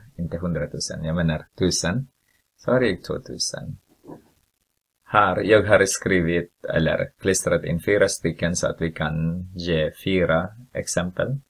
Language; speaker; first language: Swedish; non-native, fluent; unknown